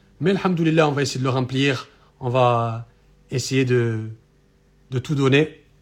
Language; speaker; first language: French; native; French